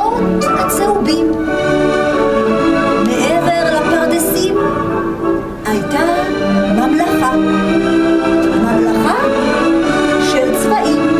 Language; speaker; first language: Hebrew; native; Hebrew